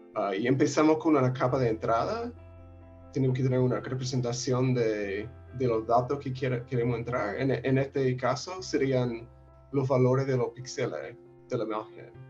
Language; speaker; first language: Spanish; non-native, fluent; English